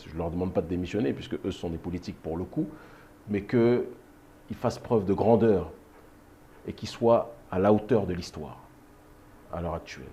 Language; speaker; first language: French; native; French